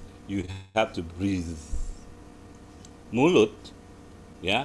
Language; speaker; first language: English; non-native, fluent; Indonesian